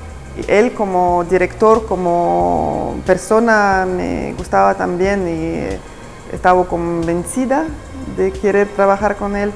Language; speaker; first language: Spanish; non-native, fluent; Italian